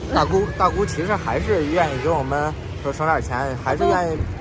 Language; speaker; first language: Chinese; native; Chinese